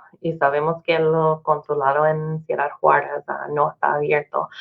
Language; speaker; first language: Spanish; non-native, learner; English